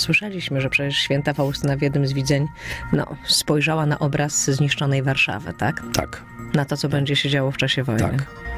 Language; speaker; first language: Polish; native; Polish